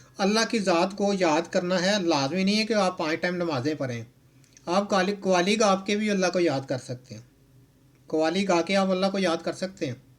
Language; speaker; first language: Urdu; non-native, local second language; Punjabi